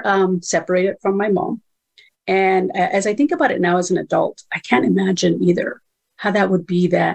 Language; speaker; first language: English; early bilingual, other home language; Spanish